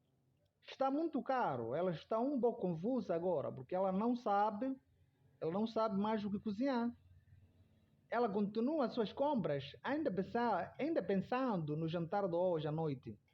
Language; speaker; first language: Portuguese; non-native, fluent; Somali